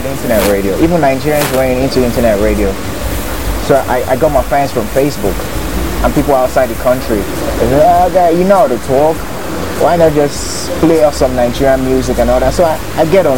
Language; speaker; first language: English; non-native, local second language; Yoruba